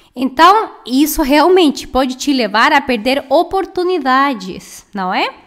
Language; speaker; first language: Portuguese; non-native, fluent; Spanish